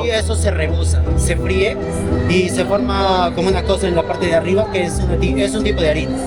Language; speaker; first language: Spanish; native; Spanish